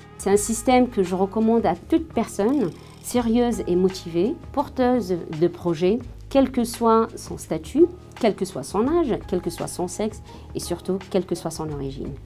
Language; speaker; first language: French; non-native, local second language; Arabic